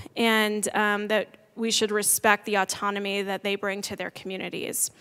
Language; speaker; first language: English; native; English